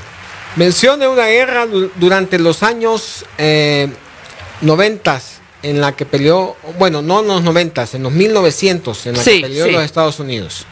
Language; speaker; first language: Spanish; native; Spanish